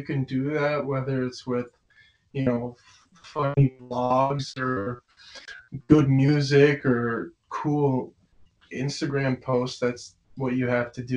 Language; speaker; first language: English; native; English